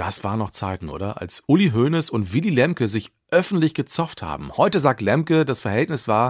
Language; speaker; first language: German; native; German